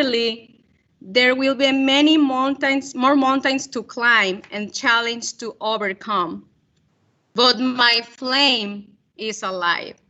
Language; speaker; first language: English; non-native, fluent; Spanish